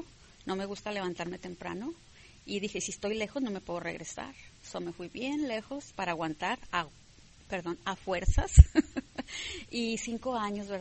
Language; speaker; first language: Spanish; native; Spanish